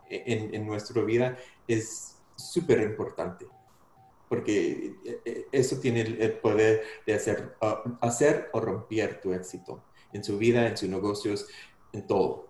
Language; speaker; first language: Spanish; non-native, fluent; English